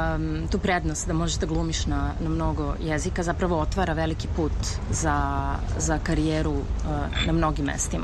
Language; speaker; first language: Serbian; native; Serbian